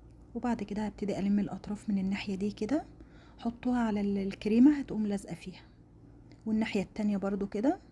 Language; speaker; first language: Arabic; native; Arabic